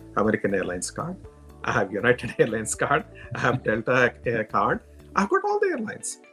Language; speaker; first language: English; non-native, local second language; Telugu